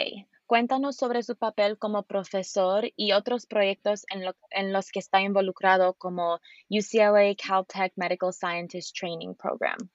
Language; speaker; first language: Spanish; non-native, fluent; English